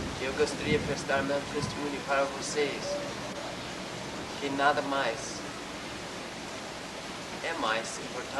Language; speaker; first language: Portuguese; non-native, learner; English